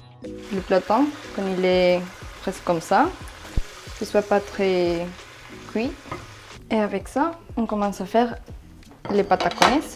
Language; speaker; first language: French; non-native, fluent; Spanish